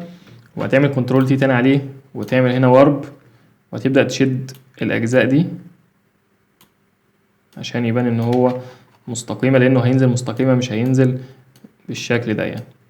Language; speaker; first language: Arabic; native; Arabic